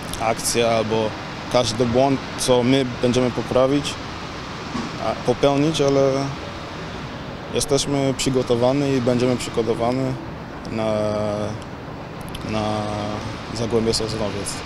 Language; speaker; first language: Polish; non-native, fluent; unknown